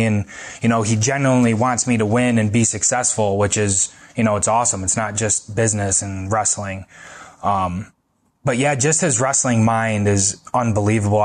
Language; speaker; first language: English; native; English